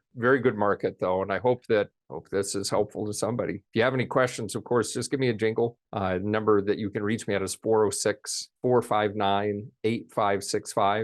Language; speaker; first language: English; native; English